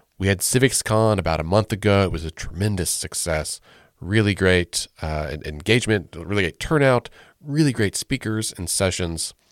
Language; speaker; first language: English; native; English